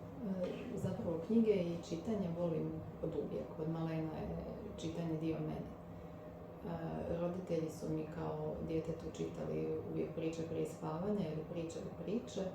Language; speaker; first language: Croatian; native; Croatian